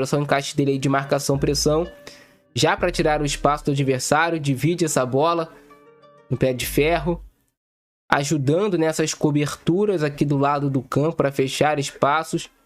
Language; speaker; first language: Portuguese; native; Portuguese